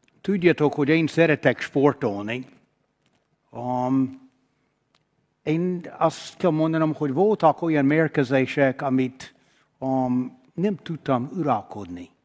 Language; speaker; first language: Hungarian; non-native, fluent; English